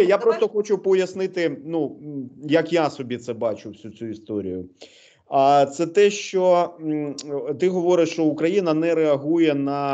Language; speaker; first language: Ukrainian; native; Ukrainian